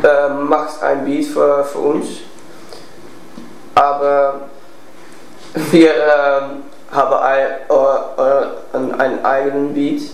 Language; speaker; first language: German; non-native, learner; Dutch